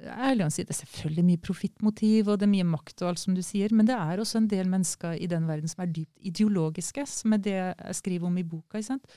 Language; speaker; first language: Norwegian; native; Norwegian